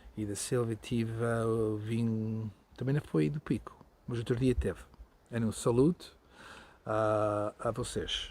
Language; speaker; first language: Portuguese; non-native, learner; English